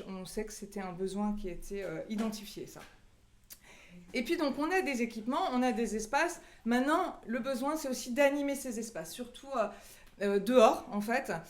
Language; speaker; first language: French; native; French